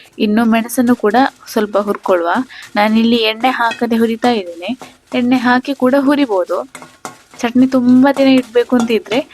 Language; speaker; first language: Kannada; non-native, local second language; Tulu